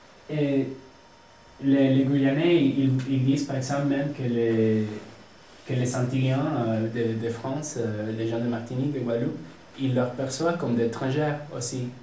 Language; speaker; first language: French; non-native, fluent; Spanish